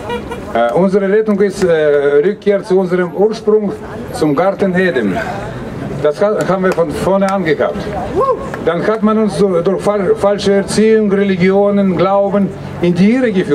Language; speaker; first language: German; non-native, fluent; Russian